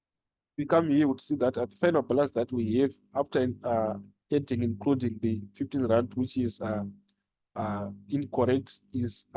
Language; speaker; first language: English; non-native, local second language; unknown